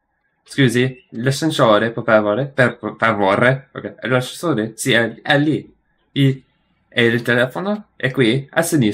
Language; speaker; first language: Italian; non-native, learner; English